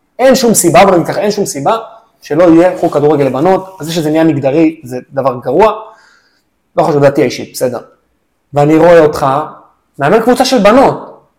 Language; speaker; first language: Hebrew; native; Hebrew